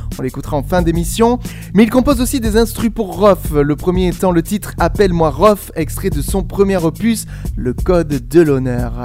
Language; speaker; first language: French; native; French